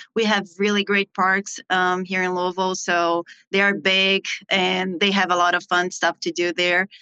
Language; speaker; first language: English; non-native, fluent; Portuguese